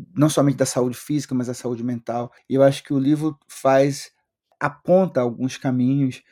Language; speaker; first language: Portuguese; native; Portuguese